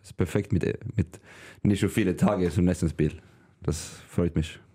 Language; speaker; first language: German; non-native, learner; Swedish